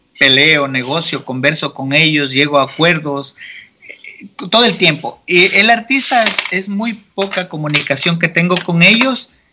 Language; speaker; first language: Spanish; native; Spanish